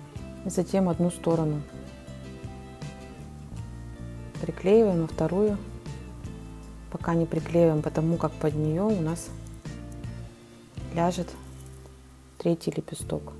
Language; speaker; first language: Russian; native; Russian